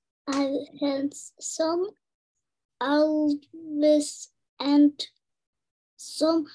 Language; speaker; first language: English; non-native, learner; Russian